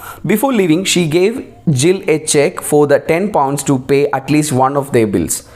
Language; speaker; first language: English; non-native, local second language; Malayalam